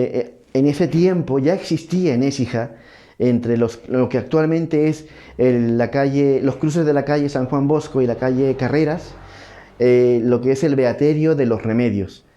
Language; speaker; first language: Spanish; native; Spanish